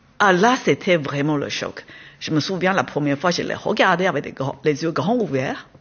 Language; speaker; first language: French; non-native, fluent; Chinese